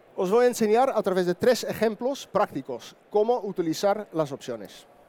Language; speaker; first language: Spanish; non-native, fluent; Dutch